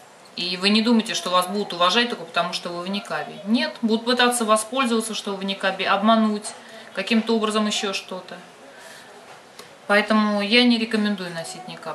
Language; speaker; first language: Russian; native; Russian